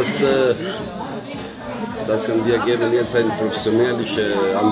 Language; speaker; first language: German; non-native, learner; Albanian